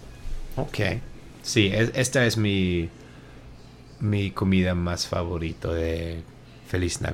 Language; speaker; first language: Spanish; non-native, learner; German